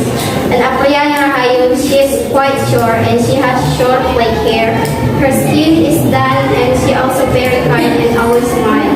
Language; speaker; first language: English; non-native, learner; Indonesian